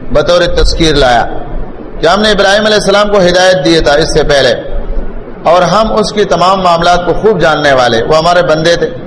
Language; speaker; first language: Urdu; non-native, local second language; Pashto